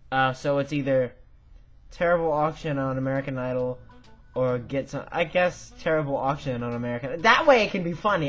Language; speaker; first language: English; native; English